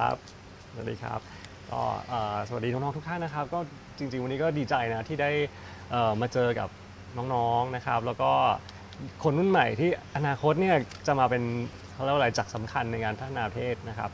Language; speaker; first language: Thai; native; Thai